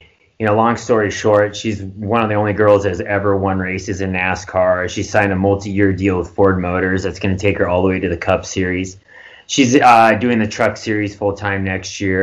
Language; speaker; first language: English; native; English